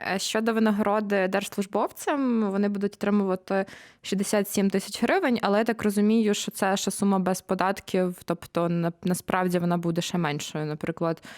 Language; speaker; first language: Ukrainian; native; Ukrainian